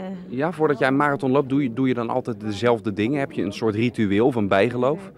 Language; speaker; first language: Dutch; native; Dutch